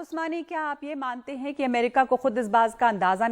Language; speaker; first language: Hindi; native; Hindi